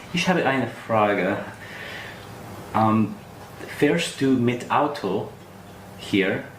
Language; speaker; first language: German; non-native, learner; English